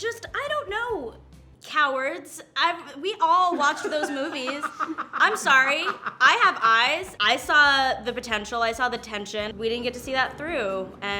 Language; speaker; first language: English; native; English